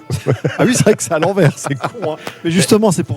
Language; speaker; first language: French; native; French